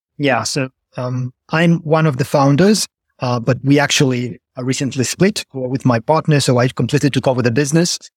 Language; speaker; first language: English; non-native, fluent; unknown